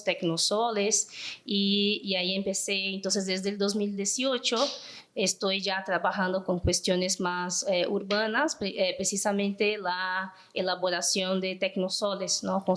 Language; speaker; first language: Spanish; non-native, fluent; Portuguese